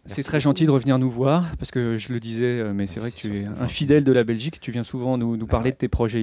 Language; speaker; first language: French; native; French